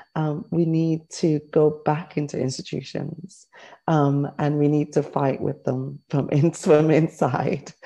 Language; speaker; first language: English; native; English